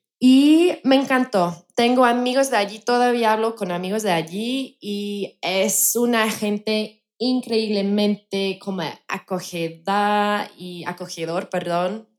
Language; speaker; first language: Spanish; non-native, fluent; English